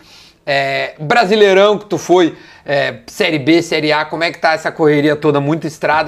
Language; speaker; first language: Portuguese; native; Portuguese